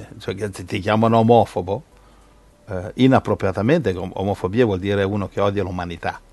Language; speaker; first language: Italian; native; Italian